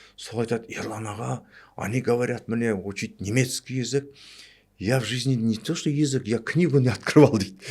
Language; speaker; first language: Russian; non-native, local second language; Kazakh